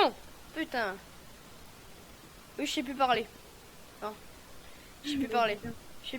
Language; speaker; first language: French; native; French